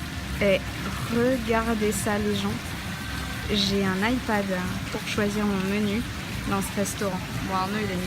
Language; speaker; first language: French; native; French